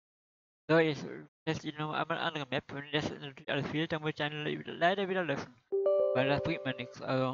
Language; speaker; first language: German; native; German